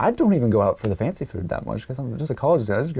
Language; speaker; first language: English; native; English